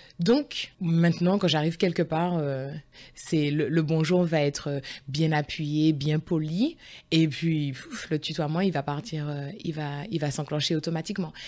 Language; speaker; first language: French; native; French